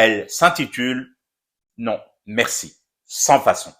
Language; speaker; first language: French; non-native, local second language; Arabic